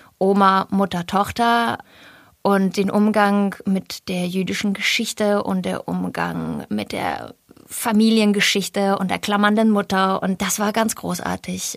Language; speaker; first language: German; early bilingual, other home language; Russian